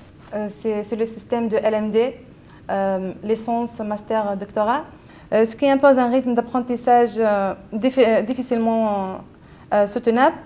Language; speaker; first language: French; non-native, local second language; Arabic